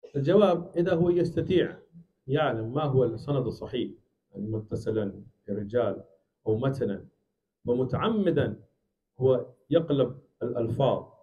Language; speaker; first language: Arabic; non-native, learner; English